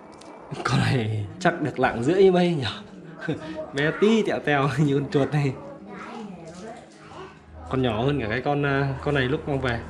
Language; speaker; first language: Vietnamese; native; Vietnamese